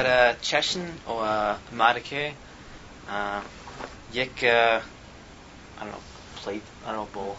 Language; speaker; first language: Persian; non-native, learner; English